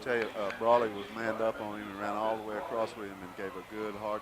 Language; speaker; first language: English; native; English